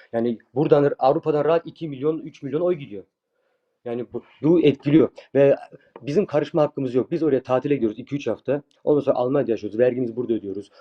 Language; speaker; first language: Turkish; early bilingual, heritage; Turkish